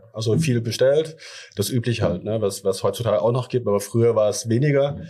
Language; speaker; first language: German; early bilingual, other home language; Thai